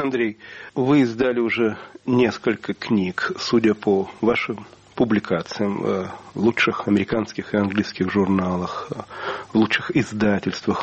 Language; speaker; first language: Russian; native; Russian